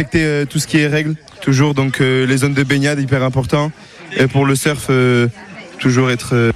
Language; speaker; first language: French; native; French